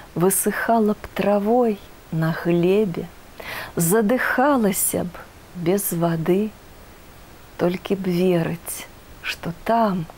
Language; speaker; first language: Belarusian; non-native, local second language; Russian